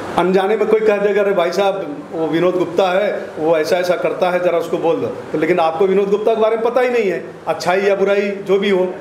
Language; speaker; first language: Hindi; native; Hindi